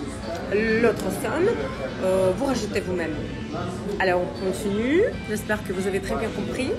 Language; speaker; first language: French; non-native, fluent; Russian